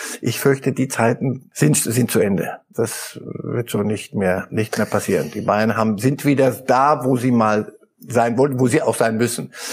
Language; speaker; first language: German; early bilingual, other home language; Polish